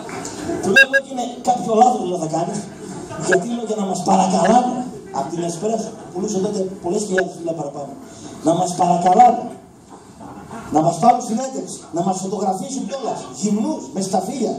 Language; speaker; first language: Greek; native; Greek